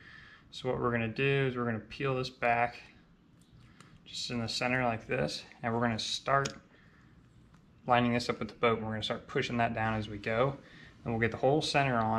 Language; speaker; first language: English; native; English